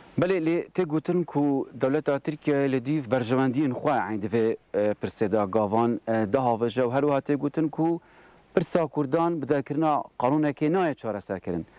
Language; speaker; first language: Kurdish; native; Kurdish